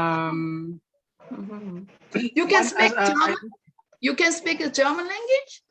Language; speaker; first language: English; non-native, learner; Korean